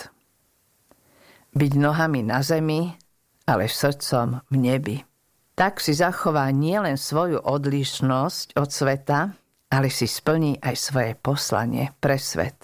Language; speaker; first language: Slovak; native; Slovak